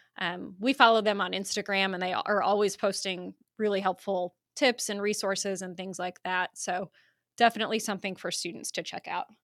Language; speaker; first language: English; native; English